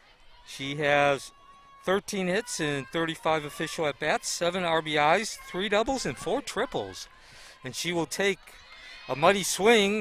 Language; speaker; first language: English; native; English